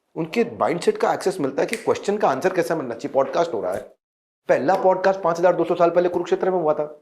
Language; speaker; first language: Hindi; native; Hindi